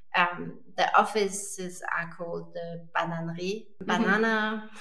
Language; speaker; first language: English; non-native, fluent; French